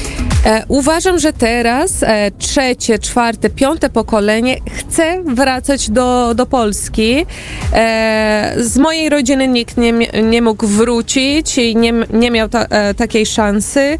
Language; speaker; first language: Polish; early bilingual, heritage; Portuguese